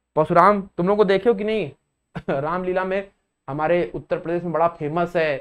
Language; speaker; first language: Hindi; native; Hindi